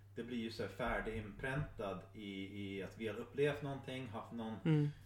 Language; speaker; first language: Swedish; non-native, fluent; English